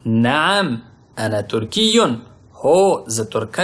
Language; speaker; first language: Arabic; non-native, fluent; Pashto